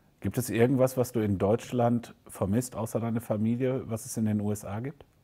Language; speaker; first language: German; native; German